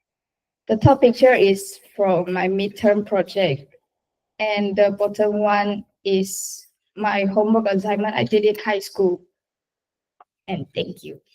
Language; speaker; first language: English; non-native, local second language; Chinese